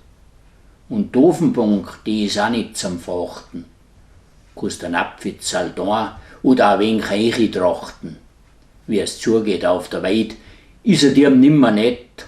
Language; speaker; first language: German; native; German